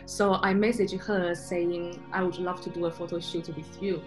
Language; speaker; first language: English; non-native, fluent; Chinese